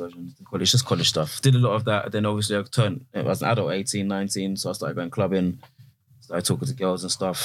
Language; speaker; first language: English; native; English